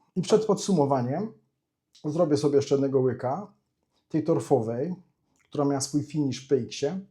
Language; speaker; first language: Polish; native; Polish